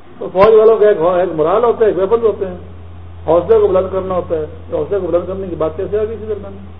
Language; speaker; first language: Urdu; non-native, local second language; Pashto